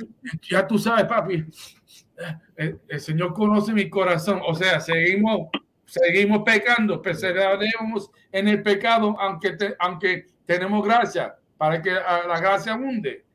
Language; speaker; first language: Spanish; early bilingual, heritage; Spanish